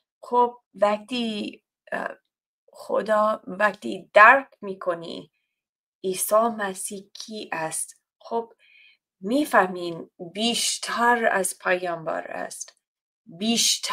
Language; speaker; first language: Persian; non-native, fluent; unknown